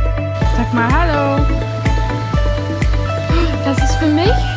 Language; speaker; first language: German; non-native, learner; English